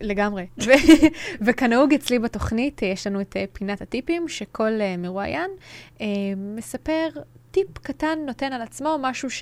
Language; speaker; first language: Hebrew; native; Hebrew